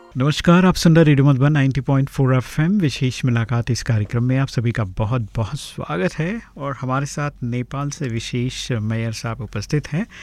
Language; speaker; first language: Hindi; native; Hindi